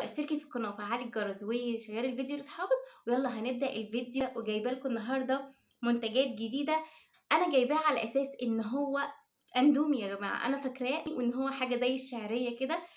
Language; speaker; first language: Arabic; native; Arabic